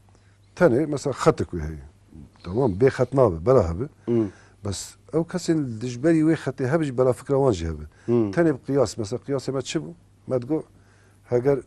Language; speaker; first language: Kurdish; native; Kurdish